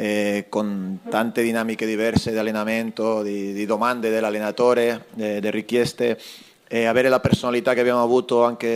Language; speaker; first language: Italian; non-native, fluent; Spanish